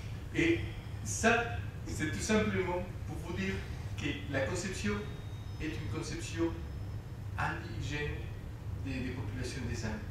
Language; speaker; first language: French; non-native, fluent; Spanish